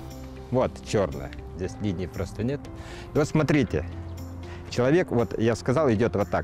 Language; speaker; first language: Russian; native; Russian